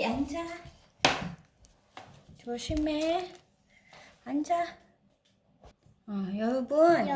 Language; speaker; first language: Korean; non-native, fluent; Filipino